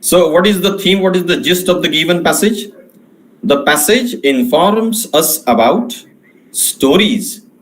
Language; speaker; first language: English; non-native, local second language; Marathi